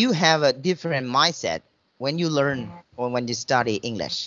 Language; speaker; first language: English; non-native, fluent; Vietnamese